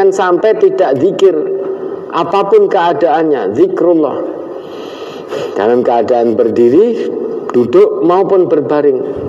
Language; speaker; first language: Indonesian; non-native, local second language; Javanese